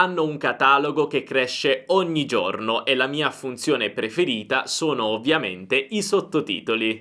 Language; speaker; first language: Italian; native; Italian